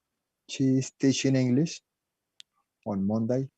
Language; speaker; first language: English; non-native, learner; Spanish